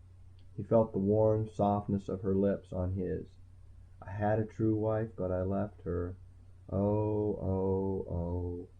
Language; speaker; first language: English; native; English